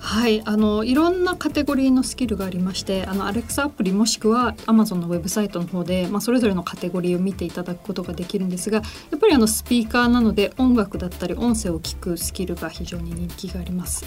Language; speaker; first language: Japanese; native; Japanese